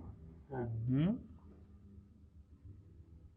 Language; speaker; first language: French; native; French